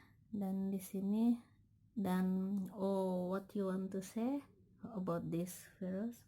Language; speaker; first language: English; non-native, learner; Indonesian